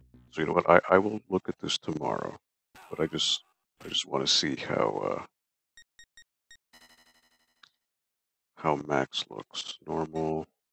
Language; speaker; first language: English; early bilingual, other home language; Spanish